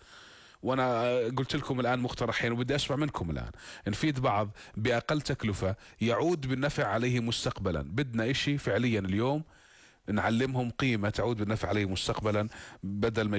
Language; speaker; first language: Arabic; native; Arabic